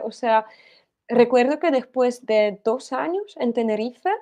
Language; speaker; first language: Spanish; non-native, fluent; Polish